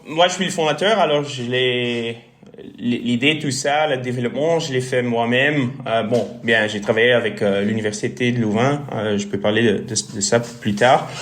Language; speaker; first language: French; non-native, local second language; Dutch